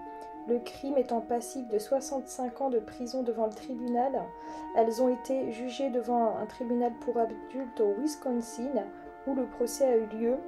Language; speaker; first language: French; native; French